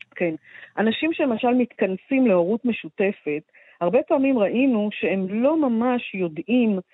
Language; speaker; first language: Hebrew; native; Hebrew